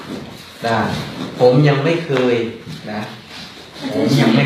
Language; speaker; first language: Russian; non-native, fluent; Thai